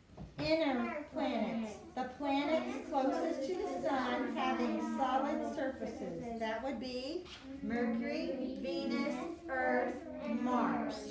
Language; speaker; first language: English; native; English